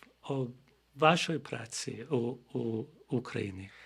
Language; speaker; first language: Ukrainian; non-native, fluent; English